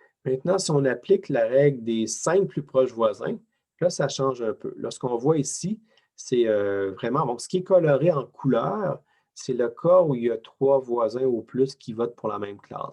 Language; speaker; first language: French; native; French